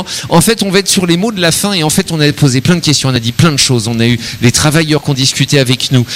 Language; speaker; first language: French; native; French